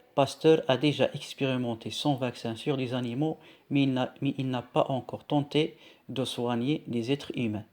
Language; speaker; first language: French; non-native, local second language; Arabic